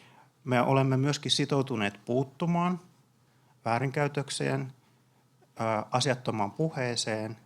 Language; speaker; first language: Finnish; native; Finnish